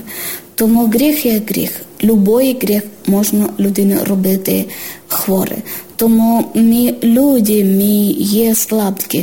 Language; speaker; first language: Ukrainian; non-native, learner; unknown